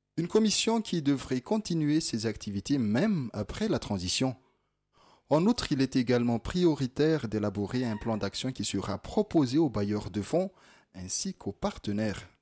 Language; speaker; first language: French; non-native, local second language; Malagasy